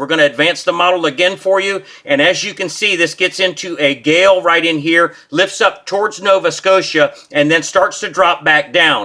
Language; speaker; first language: English; native; English